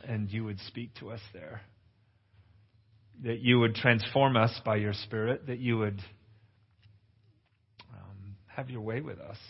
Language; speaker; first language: English; native; English